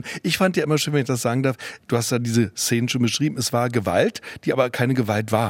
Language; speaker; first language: German; native; German